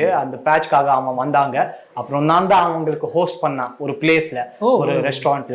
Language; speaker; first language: Tamil; non-native, learner; Kashmiri